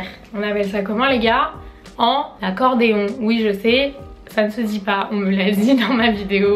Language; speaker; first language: French; native; French